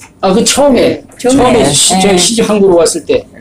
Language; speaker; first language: Korean; native; Korean